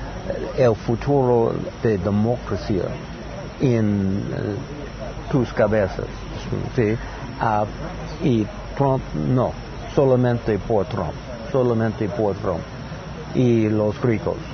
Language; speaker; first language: Spanish; non-native, learner; English